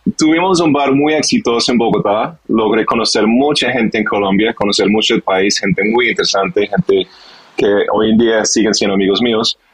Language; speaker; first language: Spanish; non-native, fluent; English